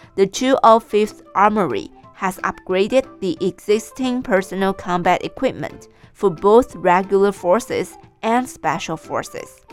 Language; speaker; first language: English; non-native, fluent; Chinese